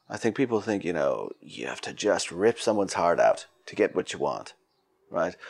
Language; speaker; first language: English; native; English